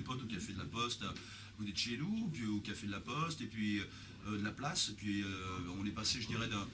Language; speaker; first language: French; native; French